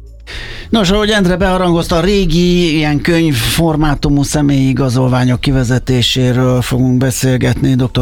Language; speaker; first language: Hungarian; native; Hungarian